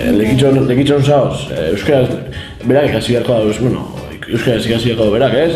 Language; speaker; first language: Basque; native; Basque